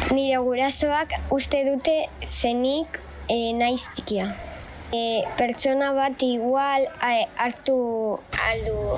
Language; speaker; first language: Basque; non-native, local second language; Spanish